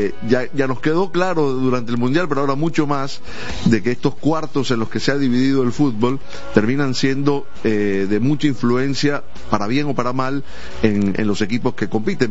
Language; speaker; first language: Spanish; native; Spanish